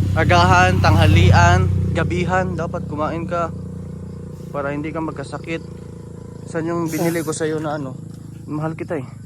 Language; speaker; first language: Filipino; non-native, local second language; Cebuano